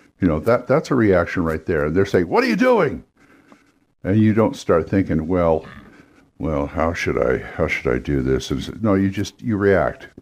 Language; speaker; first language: English; native; English